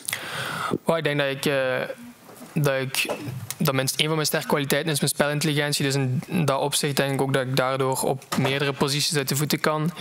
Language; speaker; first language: Dutch; native; Dutch